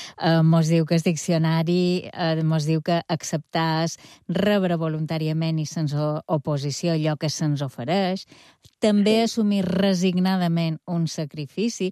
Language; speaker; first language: Catalan; native; Catalan